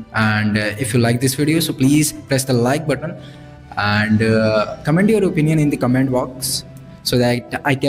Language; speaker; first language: English; non-native, learner; Bhojpuri